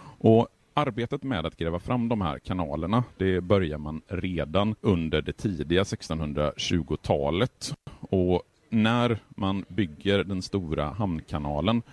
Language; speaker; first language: Swedish; native; Swedish